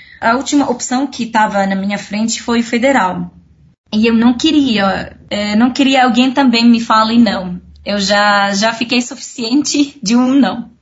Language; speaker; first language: Portuguese; non-native, fluent; Arabic